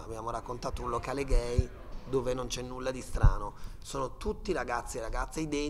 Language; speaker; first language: Italian; native; Italian